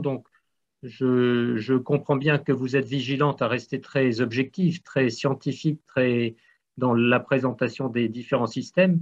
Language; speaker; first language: French; native; French